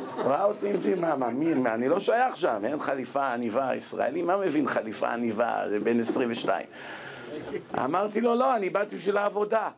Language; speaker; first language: Hebrew; native; Hebrew